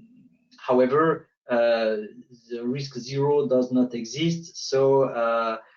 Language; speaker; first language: English; non-native, fluent; French